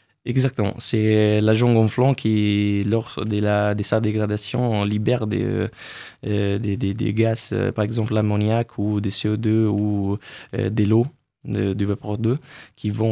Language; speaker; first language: French; non-native, fluent; Italian